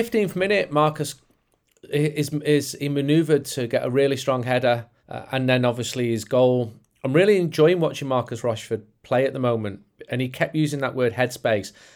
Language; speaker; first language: English; native; English